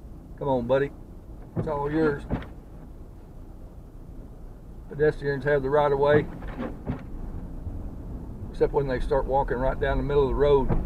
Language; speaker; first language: English; native; English